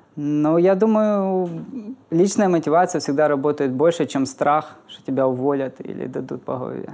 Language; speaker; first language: Russian; native; Russian